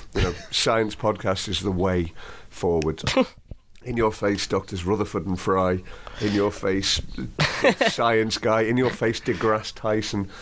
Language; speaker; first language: English; native; English